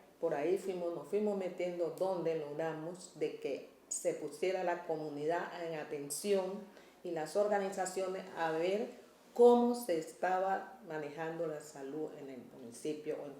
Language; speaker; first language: Spanish; native; Spanish